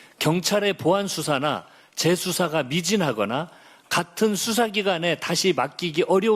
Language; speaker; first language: Korean; native; Korean